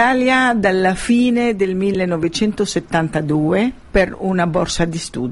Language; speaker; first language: Italian; non-native, fluent; Arabic